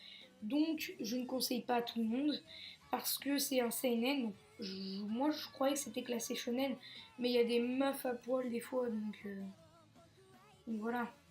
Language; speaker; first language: French; native; French